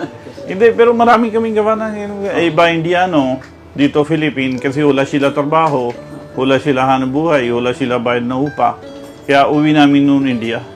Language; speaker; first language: Filipino; non-native, learner; Punjabi